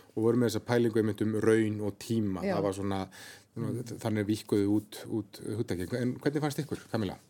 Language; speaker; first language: Icelandic; native; Icelandic